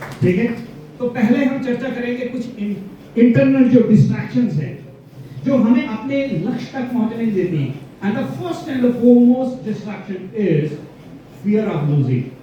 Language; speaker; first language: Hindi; non-native, local second language; Gujarati